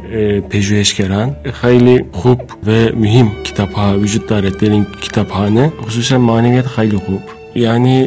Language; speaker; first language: Persian; non-native, learner; Turkish